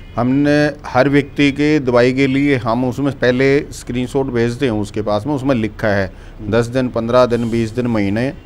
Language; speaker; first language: Hindi; native; Hindi